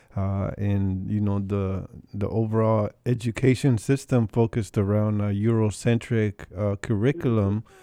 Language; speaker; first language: English; early bilingual, other home language; Spanish